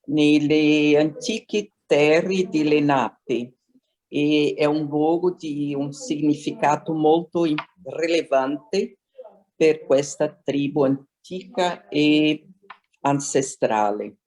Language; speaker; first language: Italian; non-native, learner; Portuguese